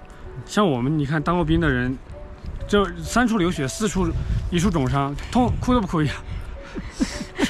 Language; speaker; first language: Chinese; native; Chinese